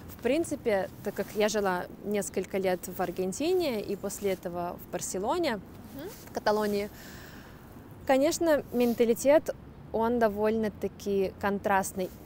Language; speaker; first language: Russian; native; Russian